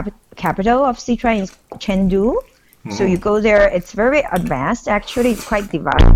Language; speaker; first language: English; non-native, fluent; Chinese